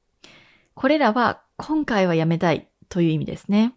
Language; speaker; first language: Japanese; native; Japanese